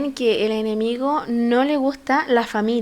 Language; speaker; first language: Spanish; native; Spanish